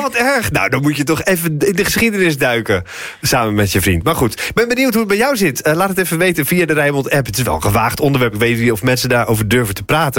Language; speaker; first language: Dutch; native; Dutch